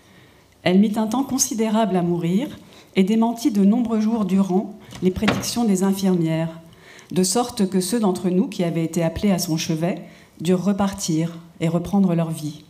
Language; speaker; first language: French; native; French